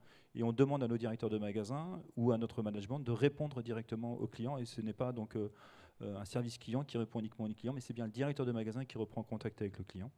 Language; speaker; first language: French; native; French